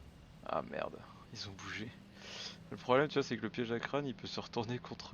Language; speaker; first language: French; native; French